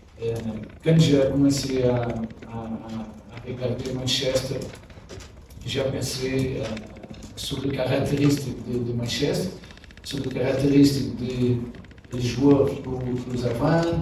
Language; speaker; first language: French; non-native, learner; Portuguese